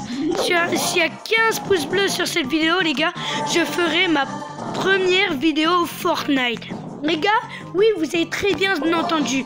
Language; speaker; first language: French; native; French